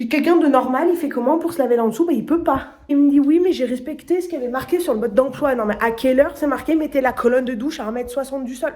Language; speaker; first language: French; native; French